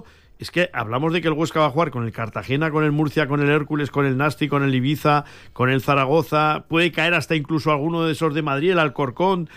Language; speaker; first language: Spanish; native; Spanish